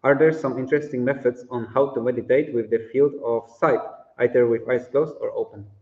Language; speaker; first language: English; non-native, fluent; Polish